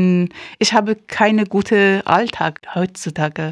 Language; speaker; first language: German; non-native, fluent; Persian